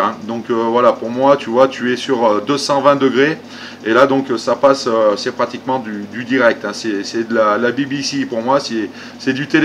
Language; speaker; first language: French; native; French